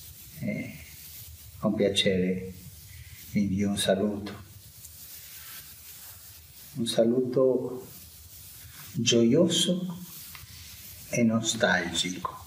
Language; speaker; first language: Italian; early bilingual, heritage; Spanish